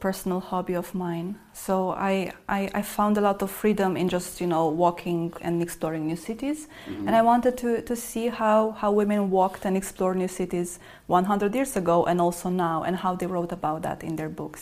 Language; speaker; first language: English; non-native, fluent; Romanian